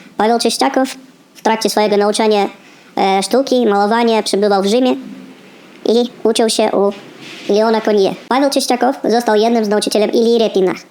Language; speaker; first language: Polish; non-native, fluent; Russian